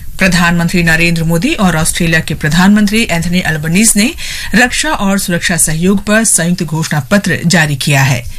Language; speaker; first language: Hindi; non-native, local second language; Assamese